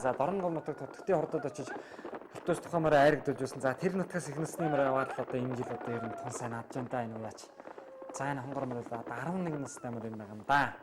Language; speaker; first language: Mongolian; native; Mongolian